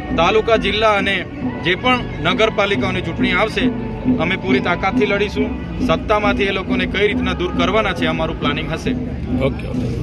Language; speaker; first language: Gujarati; non-native, local second language; Vasavi